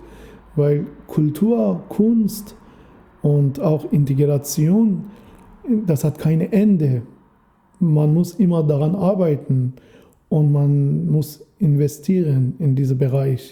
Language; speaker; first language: German; non-native, fluent; Persian